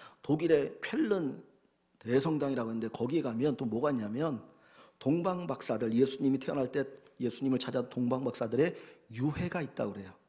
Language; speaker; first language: Korean; native; Korean